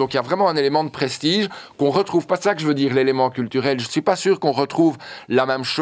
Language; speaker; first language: French; native; French